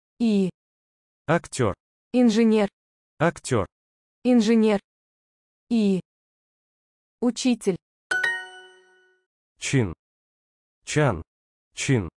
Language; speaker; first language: Russian; non-native, learner; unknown